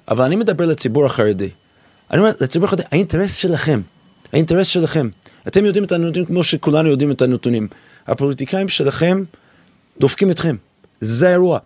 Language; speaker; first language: Hebrew; non-native, fluent; English